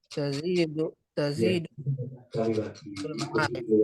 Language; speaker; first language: Arabic; non-native, fluent; Indonesian